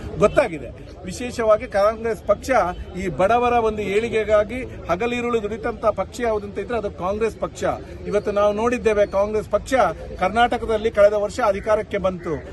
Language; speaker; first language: Kannada; native; Kannada